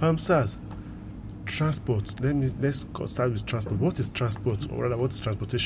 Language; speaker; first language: English; non-native, local second language; Yoruba